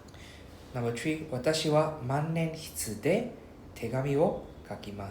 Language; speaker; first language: Japanese; non-native, fluent; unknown